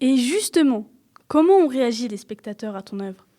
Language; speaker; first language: French; native; French